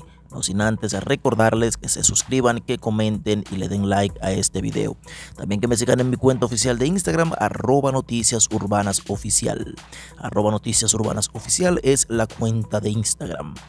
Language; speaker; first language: Spanish; native; Spanish